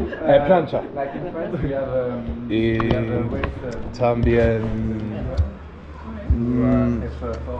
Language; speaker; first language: Spanish; non-native, learner; English